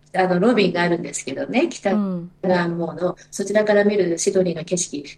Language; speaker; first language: Japanese; native; Japanese